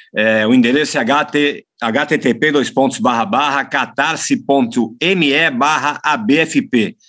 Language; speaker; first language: Portuguese; native; Portuguese